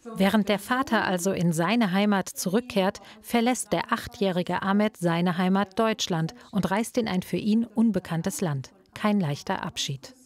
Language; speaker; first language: German; native; German